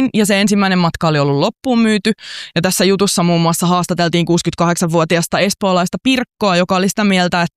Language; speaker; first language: Finnish; native; Finnish